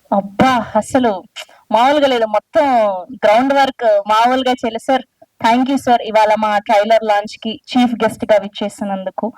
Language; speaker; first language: Telugu; native; Telugu